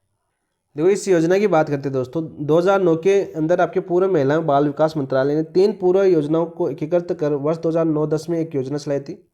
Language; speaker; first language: Hindi; native; Hindi